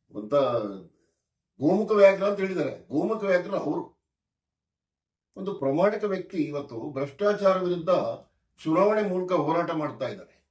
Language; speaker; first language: Kannada; native; Kannada